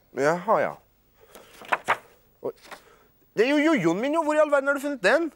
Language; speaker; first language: Norwegian; native; Norwegian